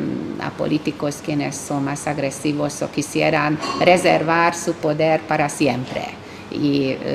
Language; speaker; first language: Spanish; non-native, fluent; Hungarian